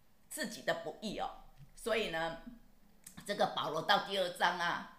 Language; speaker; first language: Chinese; native; Chinese